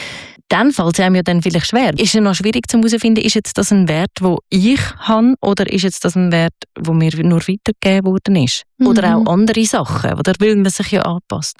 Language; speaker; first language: German; native; German